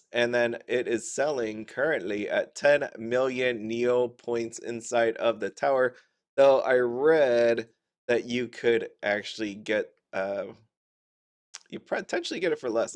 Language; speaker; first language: English; native; English